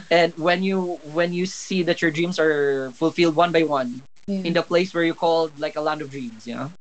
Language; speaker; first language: English; non-native, local second language; Cebuano